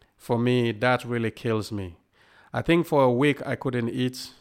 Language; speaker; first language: English; non-native, local second language; Krio